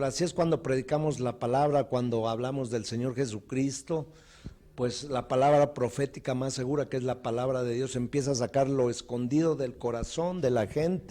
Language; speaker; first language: Spanish; native; Spanish